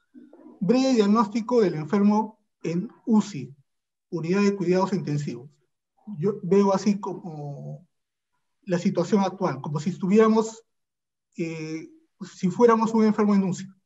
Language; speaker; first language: Spanish; native; Spanish